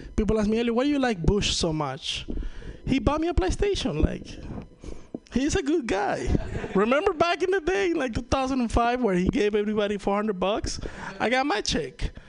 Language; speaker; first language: English; non-native, fluent; Spanish